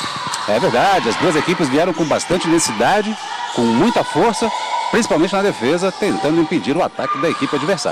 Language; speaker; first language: Portuguese; native; Portuguese